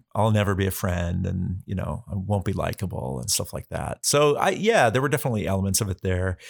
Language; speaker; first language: English; native; English